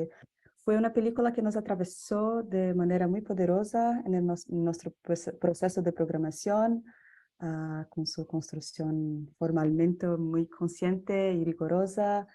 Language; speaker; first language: Spanish; non-native, fluent; Portuguese